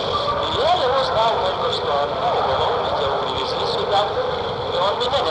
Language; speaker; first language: Russian; non-native, fluent; Lithuanian